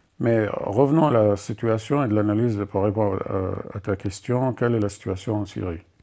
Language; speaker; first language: French; non-native, fluent; Arabic